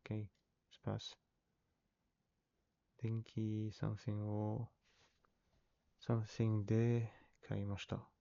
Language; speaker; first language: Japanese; non-native, learner; English